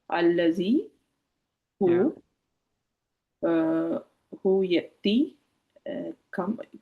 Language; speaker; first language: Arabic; non-native, learner; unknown